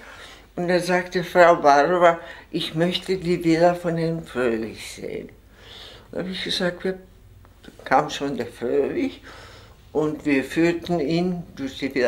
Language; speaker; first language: German; non-native, fluent; Czech